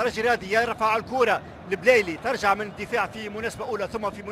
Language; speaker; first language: Arabic; native; Arabic